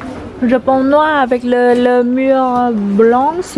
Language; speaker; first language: French; non-native, learner; Vietnamese